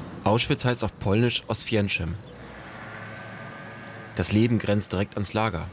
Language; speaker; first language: German; native; German